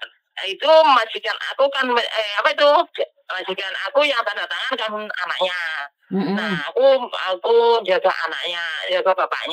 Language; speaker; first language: Indonesian; non-native, local second language; Javanese